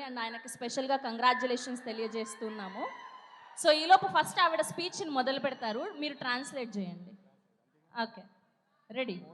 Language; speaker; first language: Telugu; native; Telugu